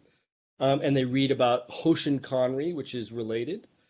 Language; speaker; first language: English; native; English